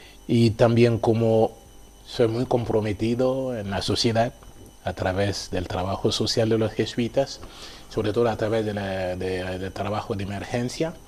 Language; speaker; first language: Spanish; non-native, fluent; Haitian Creole